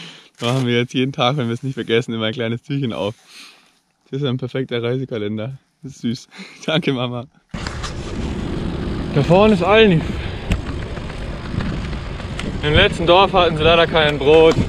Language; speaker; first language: German; native; German